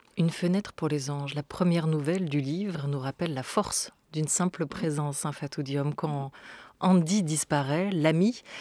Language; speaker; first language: French; native; French